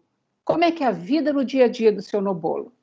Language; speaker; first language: Portuguese; native; Portuguese